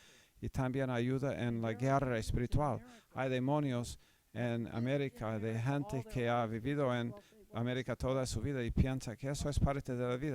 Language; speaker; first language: Spanish; non-native, fluent; English